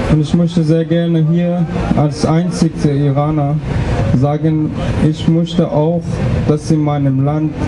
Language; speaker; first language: German; non-native, learner; Persian